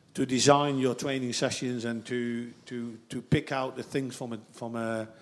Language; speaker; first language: English; non-native, fluent; Dutch